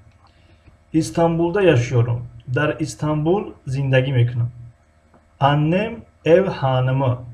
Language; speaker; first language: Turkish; non-native, fluent; Tajik